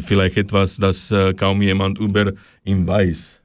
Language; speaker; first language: German; non-native, fluent; Slovak